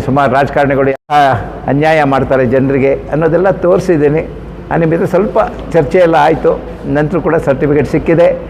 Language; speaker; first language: Kannada; non-native, local second language; Konkani